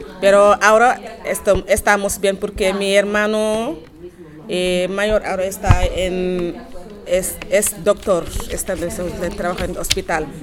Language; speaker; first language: Spanish; non-native, learner; Arabic